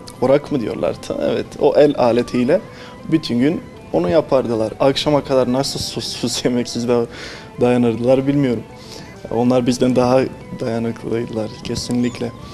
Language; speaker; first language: Turkish; non-native, fluent; Bosnian